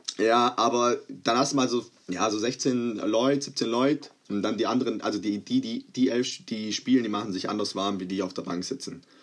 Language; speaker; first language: German; early bilingual, other home language; Croatian